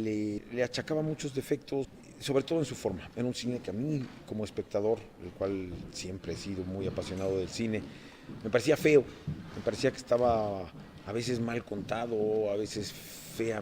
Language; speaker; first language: Spanish; native; Spanish